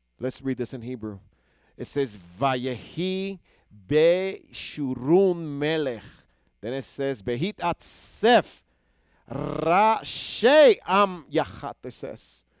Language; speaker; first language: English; non-native, fluent; Hebrew